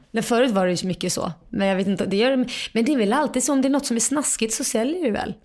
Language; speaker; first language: Swedish; native; Swedish